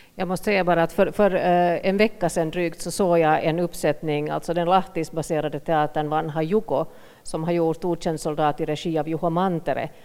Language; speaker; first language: Swedish; native; Swedish